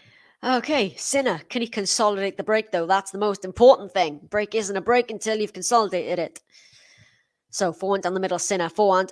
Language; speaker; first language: English; native; English